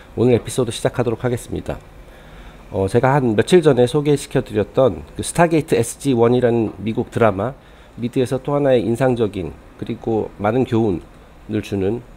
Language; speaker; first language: Korean; native; Korean